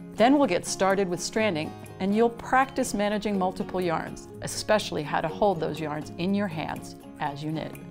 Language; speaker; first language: English; native; English